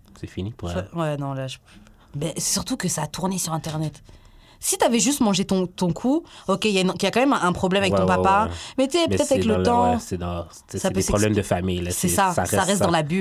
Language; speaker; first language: French; native; French